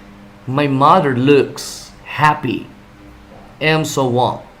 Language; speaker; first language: English; non-native, fluent; Spanish